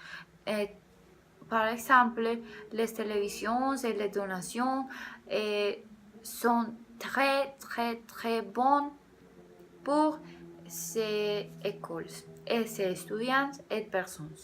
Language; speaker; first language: French; non-native, learner; Spanish